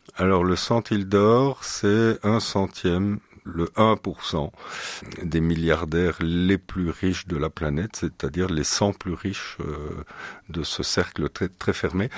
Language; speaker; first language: French; native; French